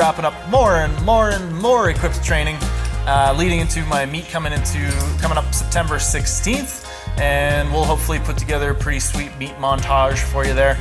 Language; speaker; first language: English; native; English